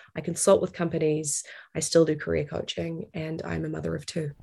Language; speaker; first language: English; native; English